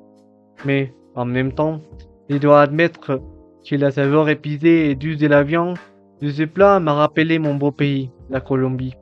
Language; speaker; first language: French; non-native, learner; Spanish